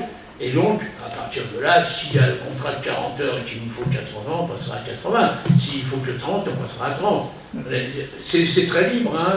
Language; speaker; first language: French; native; French